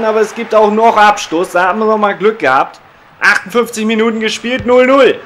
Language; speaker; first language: German; native; German